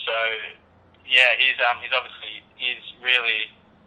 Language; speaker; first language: English; native; English